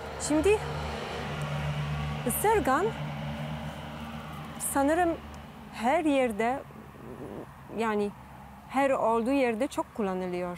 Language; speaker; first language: Turkish; non-native, fluent; Polish